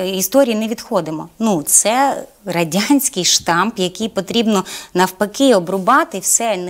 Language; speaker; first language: Ukrainian; native; Ukrainian